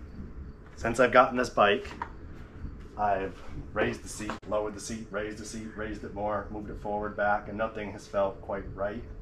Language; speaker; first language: English; native; English